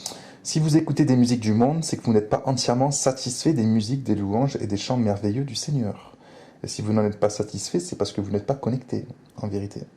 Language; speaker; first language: French; native; French